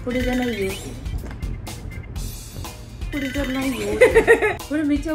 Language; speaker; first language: Japanese; native; Japanese